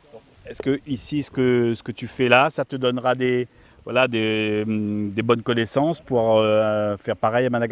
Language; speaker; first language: French; native; French